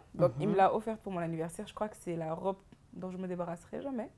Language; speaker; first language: French; non-native, local second language; Wolof